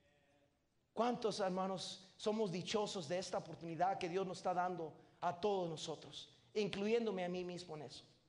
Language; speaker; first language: Spanish; native; Spanish